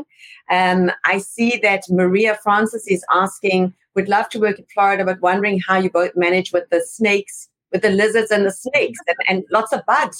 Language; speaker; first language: English; native; English